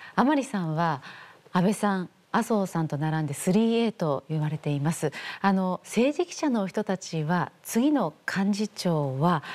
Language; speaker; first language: Japanese; native; Japanese